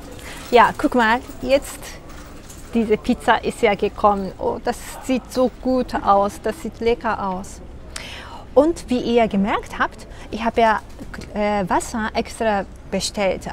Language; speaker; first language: German; non-native, fluent; Japanese